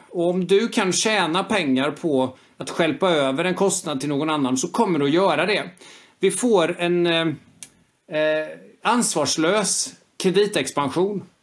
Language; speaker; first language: Swedish; native; Swedish